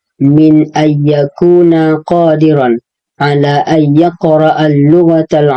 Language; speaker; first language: Arabic; non-native, learner; Indonesian